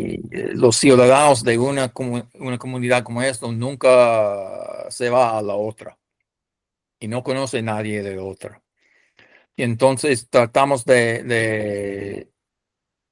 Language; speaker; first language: Spanish; non-native, fluent; English